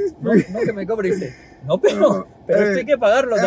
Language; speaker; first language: Spanish; native; Spanish